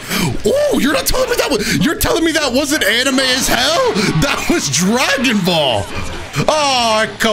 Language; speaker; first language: English; native; English